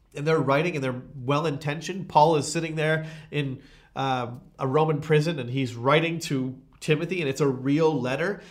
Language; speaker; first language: English; native; English